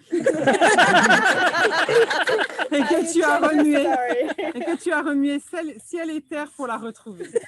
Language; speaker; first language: French; native; French